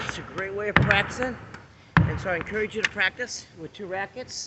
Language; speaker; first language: English; native; English